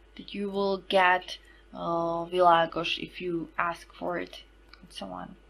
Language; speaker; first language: English; non-native, fluent; Slovak